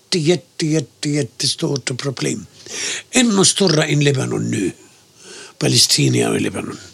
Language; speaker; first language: Swedish; non-native, fluent; Arabic